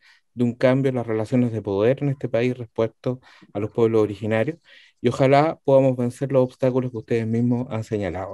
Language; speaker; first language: Spanish; native; Spanish